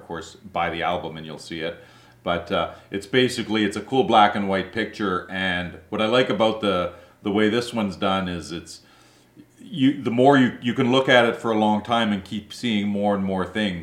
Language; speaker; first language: English; early bilingual, other home language; French